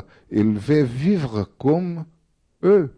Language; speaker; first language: French; non-native, fluent; Arabic